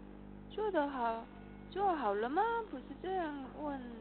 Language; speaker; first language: Chinese; non-native, learner; Korean